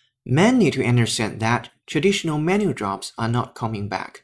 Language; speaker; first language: English; non-native, fluent; Chinese